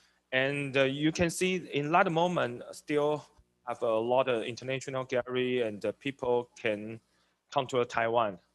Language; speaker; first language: English; non-native, learner; Chinese